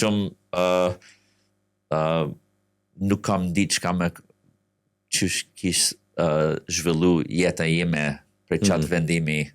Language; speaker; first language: Albanian; non-native, fluent; English